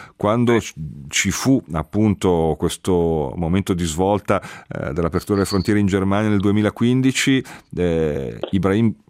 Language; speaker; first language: Italian; native; Italian